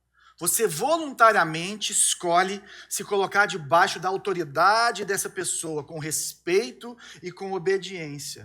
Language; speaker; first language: Portuguese; native; Portuguese